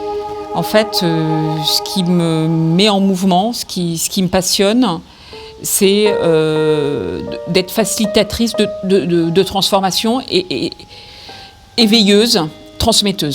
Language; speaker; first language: French; native; French